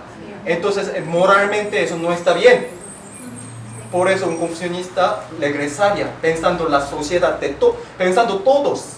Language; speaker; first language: Spanish; non-native, fluent; Korean